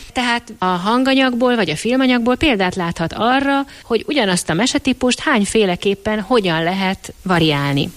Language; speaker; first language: Hungarian; native; Hungarian